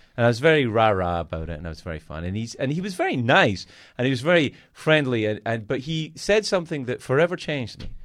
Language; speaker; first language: English; native; English